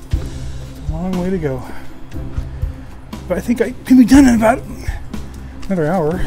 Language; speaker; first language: English; native; English